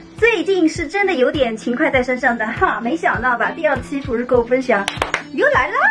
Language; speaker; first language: Chinese; native; Chinese